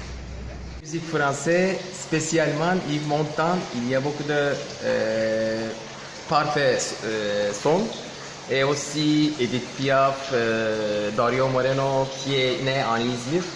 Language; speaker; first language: French; non-native, fluent; Turkish